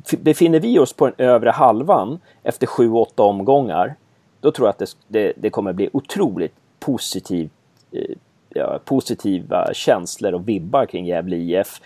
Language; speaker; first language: Swedish; native; Swedish